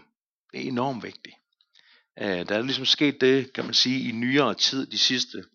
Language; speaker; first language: Danish; native; Danish